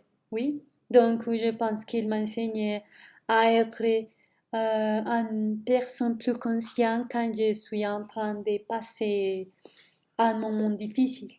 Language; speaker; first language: French; non-native, learner; Spanish